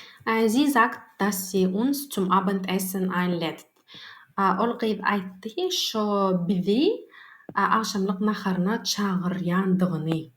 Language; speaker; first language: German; non-native, learner; Turkmen